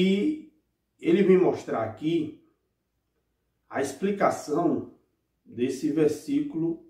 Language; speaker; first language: Portuguese; native; Portuguese